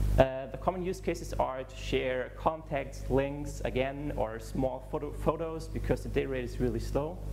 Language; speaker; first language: English; non-native, fluent; German